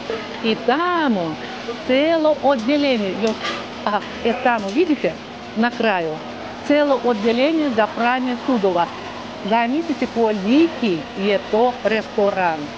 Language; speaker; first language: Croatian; non-native, fluent; Russian